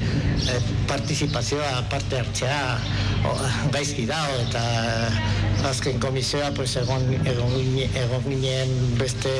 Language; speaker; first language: Basque; non-native, local second language; Spanish